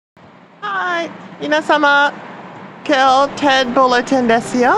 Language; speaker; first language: Japanese; non-native, learner; English